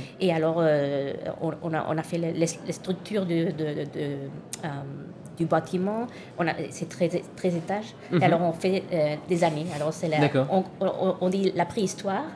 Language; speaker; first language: French; non-native, learner; Catalan